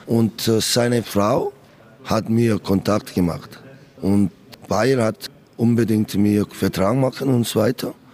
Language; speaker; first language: German; non-native, learner; Korean